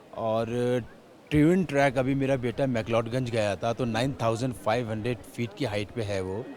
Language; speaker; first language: Hindi; native; Hindi